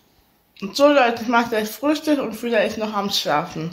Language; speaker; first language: German; early bilingual, other home language; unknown